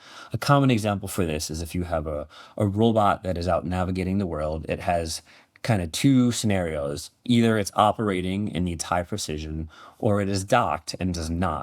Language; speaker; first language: English; native; English